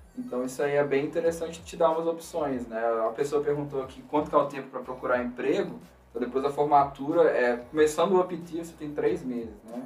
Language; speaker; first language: Portuguese; native; Portuguese